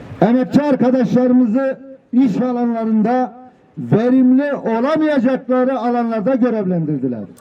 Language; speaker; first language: Turkish; non-native, local second language; Kurdish